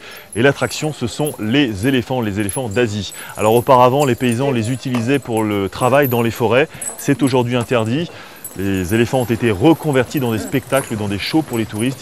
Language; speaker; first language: French; native; French